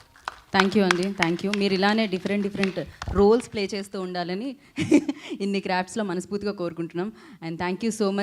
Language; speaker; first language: Telugu; native; Telugu